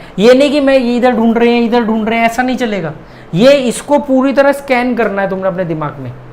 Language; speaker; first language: Hindi; native; Hindi